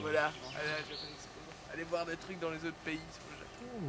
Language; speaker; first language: French; native; French